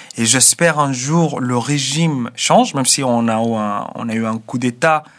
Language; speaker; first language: French; non-native, fluent; Arabic